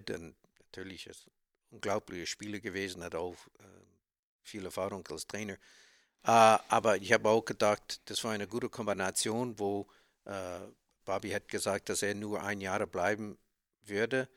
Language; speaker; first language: German; non-native, learner; English